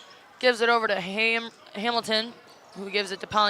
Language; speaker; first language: English; native; English